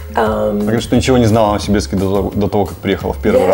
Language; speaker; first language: Russian; native; Russian